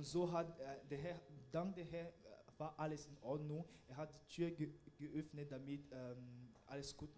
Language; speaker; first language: German; non-native, learner; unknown